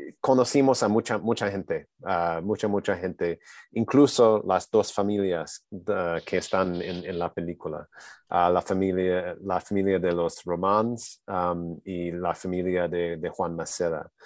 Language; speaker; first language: Spanish; non-native, learner; English